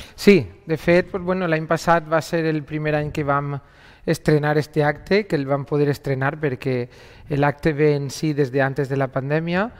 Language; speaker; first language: Catalan; native; Catalan